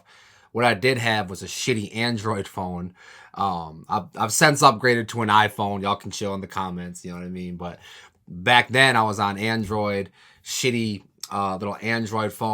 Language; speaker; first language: English; native; English